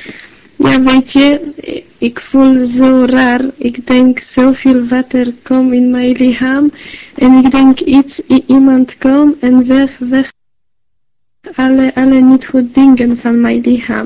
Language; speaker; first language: Dutch; non-native, learner; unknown